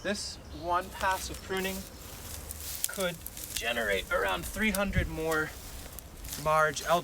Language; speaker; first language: English; native; English